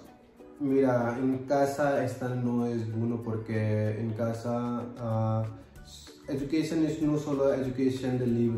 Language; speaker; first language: Spanish; non-native, learner; Hindi